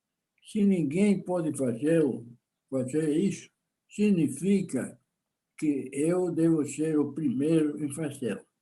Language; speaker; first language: Portuguese; non-native, fluent; Spanish